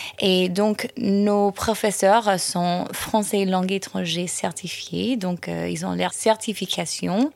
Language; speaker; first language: French; non-native, fluent; English